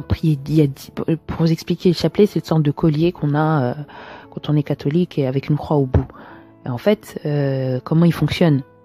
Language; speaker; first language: French; early bilingual, other home language; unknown